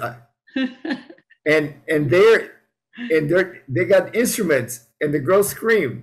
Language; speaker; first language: English; early bilingual, other home language; Spanish